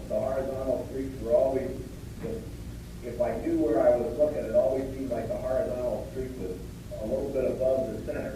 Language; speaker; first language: English; native; English